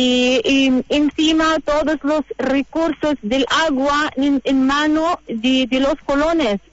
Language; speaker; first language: Spanish; non-native, learner; Arabic